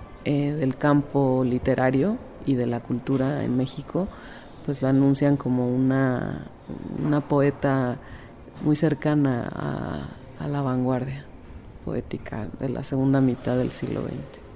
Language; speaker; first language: Spanish; native; Spanish